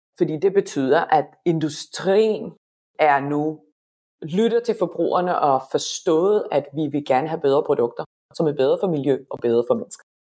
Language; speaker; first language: Danish; non-native, fluent; Finnish